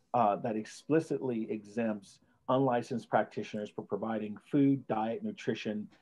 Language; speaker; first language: English; native; English